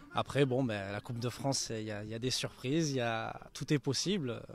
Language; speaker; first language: French; native; French